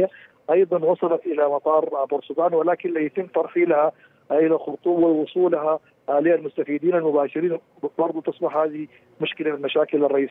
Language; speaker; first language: Arabic; native; Arabic